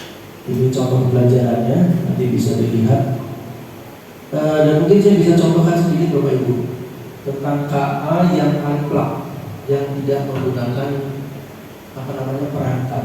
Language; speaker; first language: Indonesian; native; Indonesian